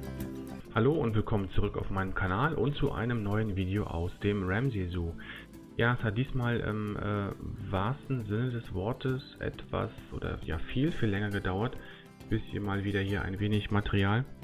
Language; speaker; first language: German; native; German